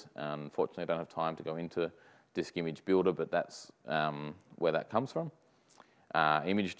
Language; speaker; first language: English; native; English